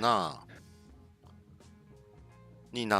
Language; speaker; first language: Japanese; non-native, learner; English